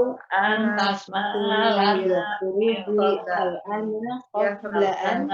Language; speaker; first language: Arabic; non-native, learner; Indonesian